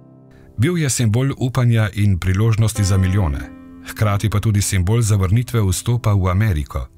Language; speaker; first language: Slovenian; native; Slovenian